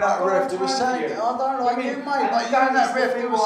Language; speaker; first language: English; native; English